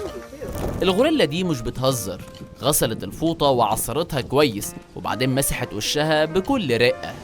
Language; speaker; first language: Arabic; native; Arabic